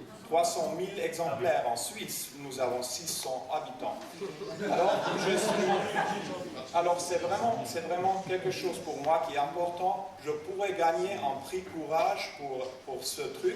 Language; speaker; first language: French; non-native, local second language; German